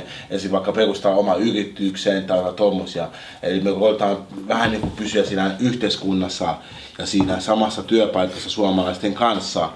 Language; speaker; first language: Finnish; early bilingual, other home language; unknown